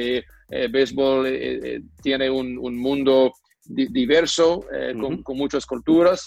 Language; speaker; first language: Spanish; non-native, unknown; English